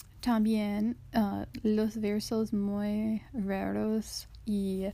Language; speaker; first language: Spanish; non-native, learner; English